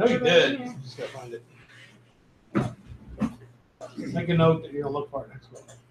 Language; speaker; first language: English; native; English